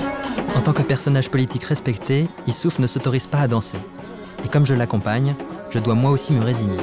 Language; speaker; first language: French; native; French